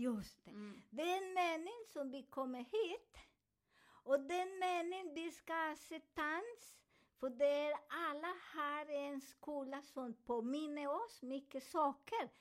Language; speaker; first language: Swedish; non-native, fluent; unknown